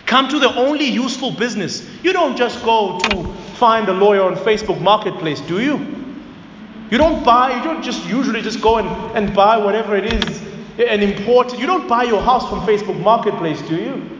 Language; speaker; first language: English; non-native, local second language; Zulu